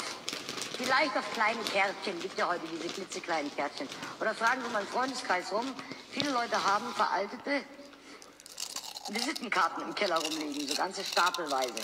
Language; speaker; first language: German; native; German